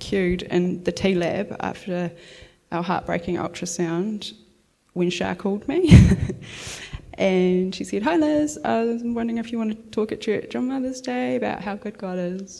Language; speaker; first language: English; native; English